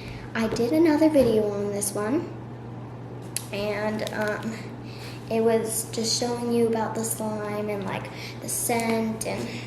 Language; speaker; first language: English; native; English